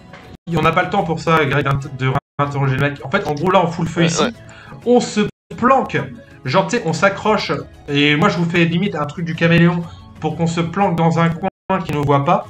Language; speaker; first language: French; native; French